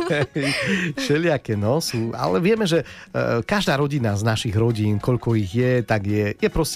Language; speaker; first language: Slovak; native; Slovak